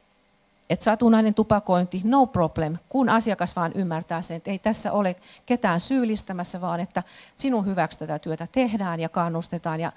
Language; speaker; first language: Finnish; native; Finnish